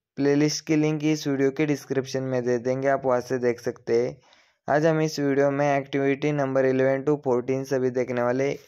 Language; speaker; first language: Hindi; non-native, local second language; Marathi